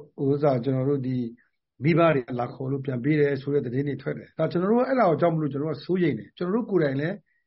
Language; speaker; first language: Burmese; native; Burmese